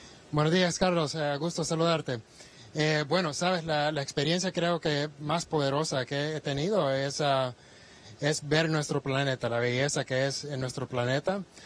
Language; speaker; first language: Spanish; early bilingual, heritage; Spanish